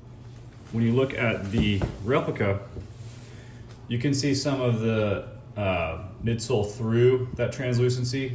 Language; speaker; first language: English; native; English